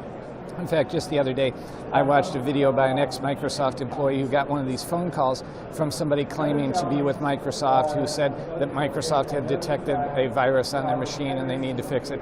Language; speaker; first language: English; native; English